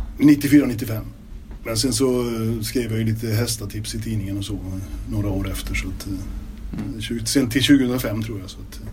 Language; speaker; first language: Swedish; native; Swedish